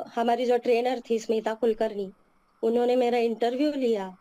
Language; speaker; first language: Hindi; non-native, local second language; Telugu